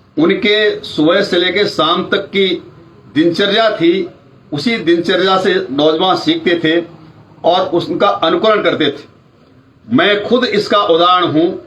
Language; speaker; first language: Hindi; native; Hindi